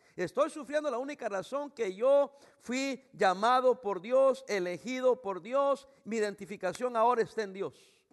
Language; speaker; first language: Spanish; native; Spanish